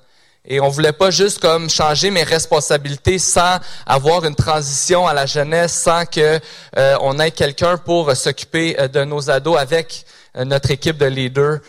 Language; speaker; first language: French; native; French